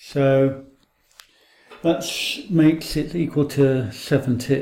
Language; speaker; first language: English; native; English